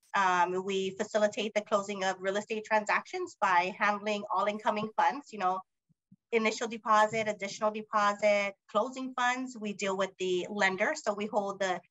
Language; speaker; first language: English; native; English